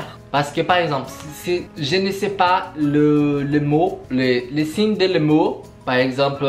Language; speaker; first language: French; non-native, learner; Portuguese